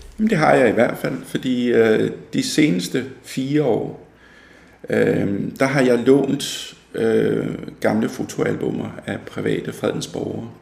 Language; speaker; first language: Danish; native; Danish